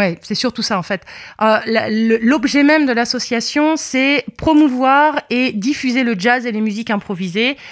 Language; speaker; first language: French; native; French